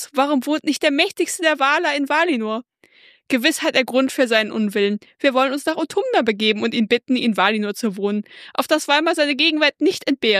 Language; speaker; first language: German; native; German